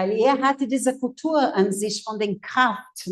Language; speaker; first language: German; non-native, fluent; Portuguese